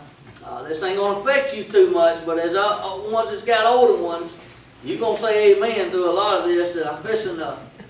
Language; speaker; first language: English; native; English